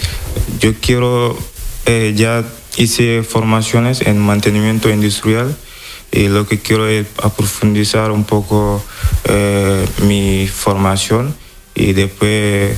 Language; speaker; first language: Spanish; non-native, fluent; Wolof